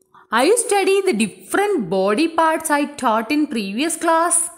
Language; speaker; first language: English; non-native, local second language; Malayalam